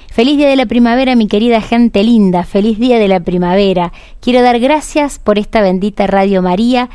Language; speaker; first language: Spanish; native; Spanish